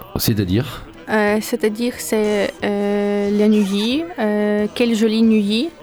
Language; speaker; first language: French; non-native, learner; Ukrainian